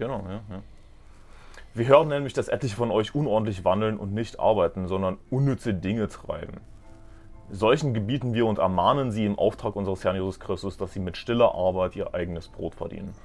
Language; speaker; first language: German; native; German